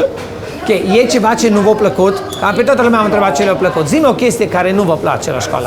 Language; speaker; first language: Romanian; native; Romanian